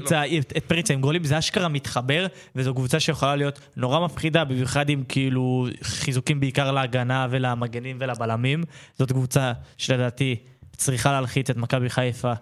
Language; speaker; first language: Hebrew; native; Hebrew